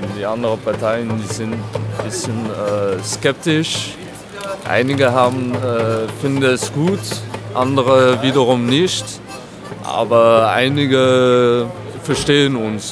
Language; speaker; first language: German; non-native, fluent; French